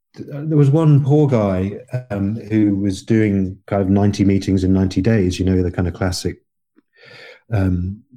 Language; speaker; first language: English; native; English